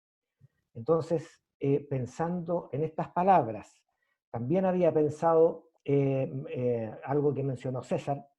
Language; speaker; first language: Spanish; native; Spanish